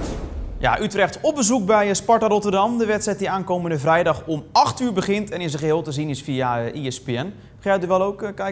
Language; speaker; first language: Dutch; native; Dutch